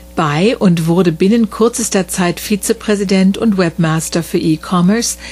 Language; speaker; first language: German; native; German